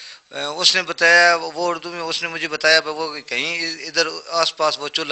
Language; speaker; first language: Urdu; native; Urdu